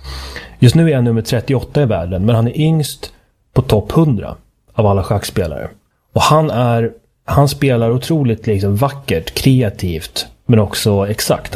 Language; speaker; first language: Swedish; native; Swedish